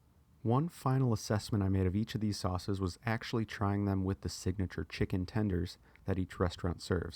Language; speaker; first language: English; native; English